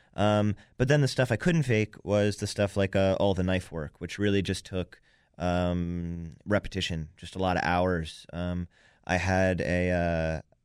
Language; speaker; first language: English; native; English